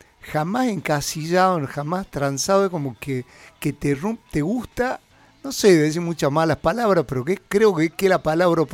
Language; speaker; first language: Spanish; native; Spanish